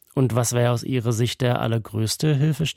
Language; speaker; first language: German; native; German